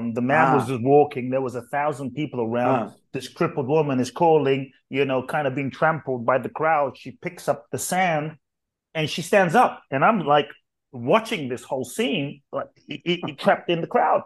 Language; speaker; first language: English; native; English